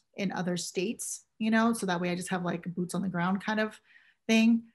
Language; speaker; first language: English; native; English